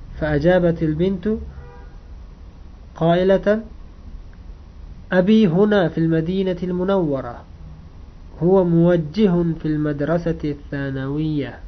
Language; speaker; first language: Arabic; non-native, fluent; Uzbek